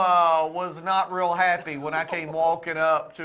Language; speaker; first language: English; native; English